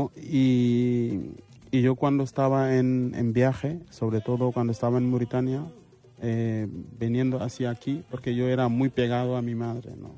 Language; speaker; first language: Spanish; non-native, fluent; Wolof